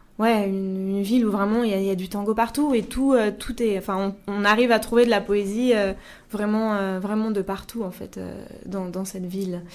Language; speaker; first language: French; native; French